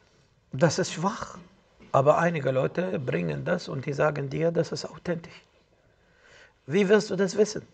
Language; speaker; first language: German; non-native, fluent; Arabic